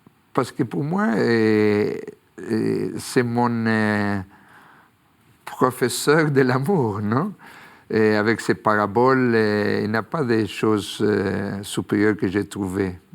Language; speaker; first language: French; non-native, fluent; Spanish